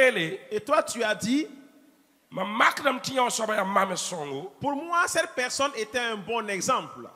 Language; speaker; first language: French; non-native, local second language; Mossi